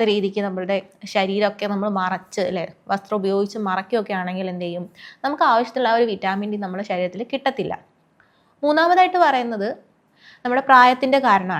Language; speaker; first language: Malayalam; native; Malayalam